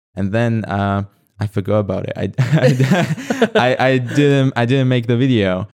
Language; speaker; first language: English; non-native, fluent; Slovak